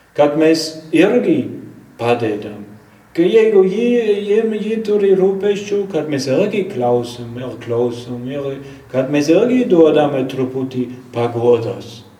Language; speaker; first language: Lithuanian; non-native, fluent; German